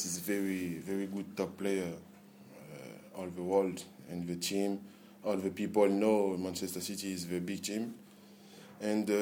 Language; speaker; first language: English; non-native, learner; French